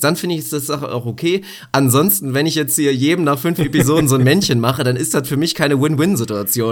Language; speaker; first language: German; native; German